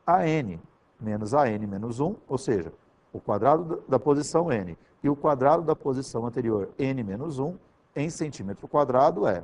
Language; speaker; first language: Portuguese; native; Portuguese